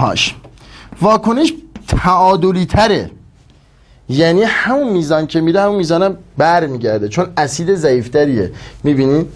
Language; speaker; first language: Persian; native; Persian